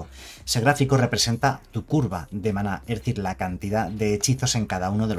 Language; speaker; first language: Spanish; native; Spanish